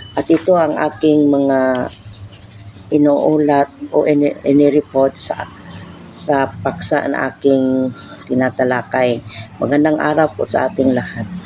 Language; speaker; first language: Filipino; non-native, local second language; Cebuano